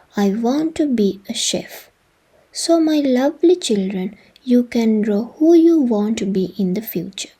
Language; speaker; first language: English; non-native, local second language; Sinhala